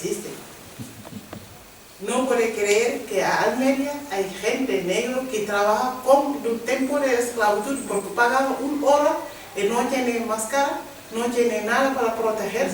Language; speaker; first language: Spanish; non-native, learner; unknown